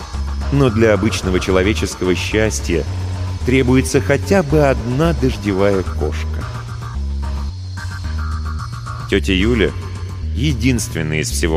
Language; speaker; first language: Russian; native; Russian